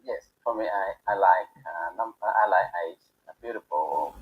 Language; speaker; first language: English; non-native, learner; Bangla